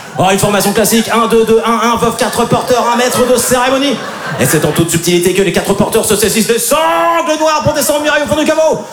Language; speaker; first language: French; native; French